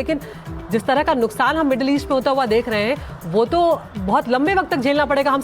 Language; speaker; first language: Hindi; native; Hindi